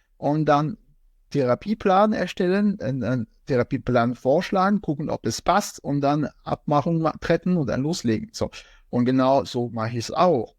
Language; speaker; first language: German; non-native, fluent; French